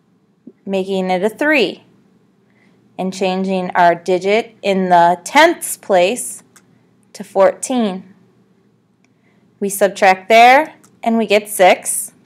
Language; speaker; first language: English; native; English